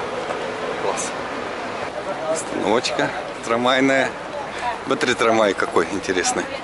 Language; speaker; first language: Russian; native; Russian